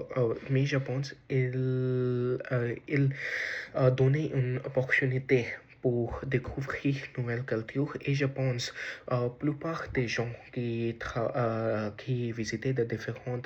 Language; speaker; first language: French; non-native, learner; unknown